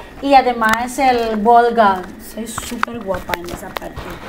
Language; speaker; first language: Spanish; non-native, fluent; Filipino